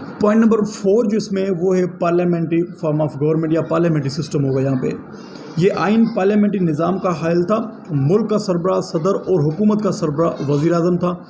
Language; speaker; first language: Urdu; non-native, local second language; Sindhi